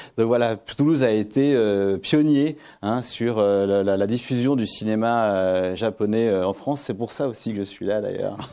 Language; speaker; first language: French; native; French